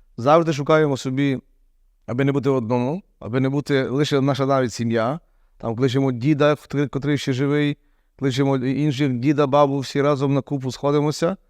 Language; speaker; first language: Ukrainian; native; Ukrainian